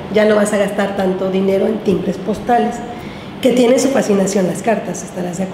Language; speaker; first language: Spanish; native; Spanish